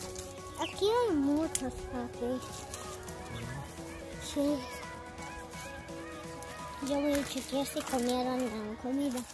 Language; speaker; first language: Spanish; early bilingual, heritage; Spanish